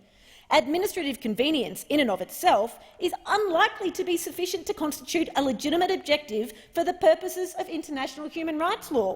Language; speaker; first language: English; native; English